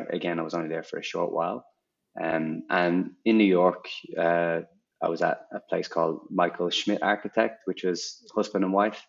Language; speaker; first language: English; native; English